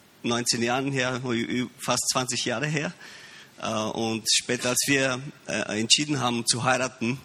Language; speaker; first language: German; early bilingual, heritage; Romanian